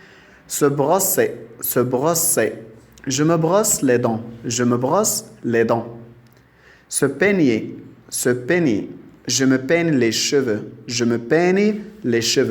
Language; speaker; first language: French; non-native, local second language; Arabic